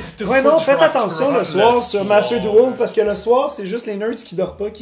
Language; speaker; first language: French; native; French